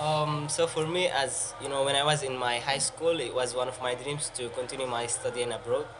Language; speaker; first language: English; non-native, fluent; Arabic